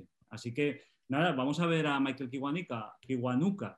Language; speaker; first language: Spanish; native; Spanish